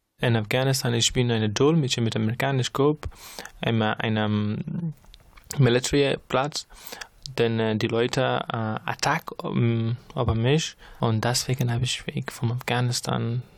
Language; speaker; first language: German; non-native, learner; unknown